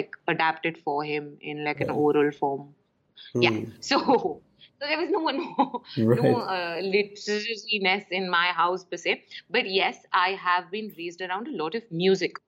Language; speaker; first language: English; non-native, local second language; Urdu